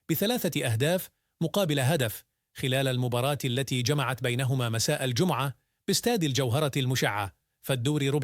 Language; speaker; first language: Arabic; native; Arabic